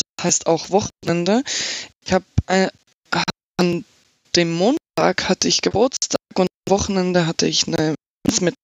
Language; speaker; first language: German; non-native, fluent; Slovak